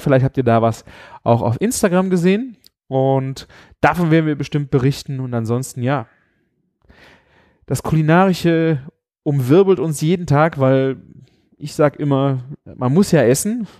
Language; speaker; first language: German; native; German